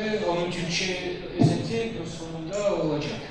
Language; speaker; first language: Turkish; non-native, fluent; Georgian